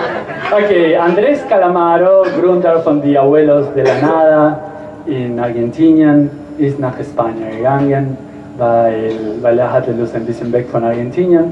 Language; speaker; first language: German; non-native, learner; Spanish